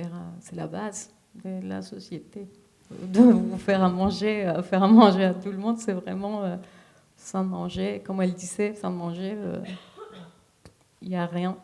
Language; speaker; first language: French; non-native, fluent; Spanish